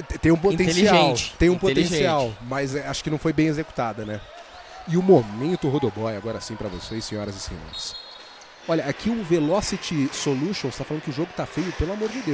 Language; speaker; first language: Portuguese; native; Portuguese